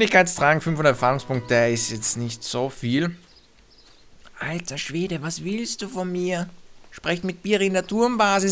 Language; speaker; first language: German; native; German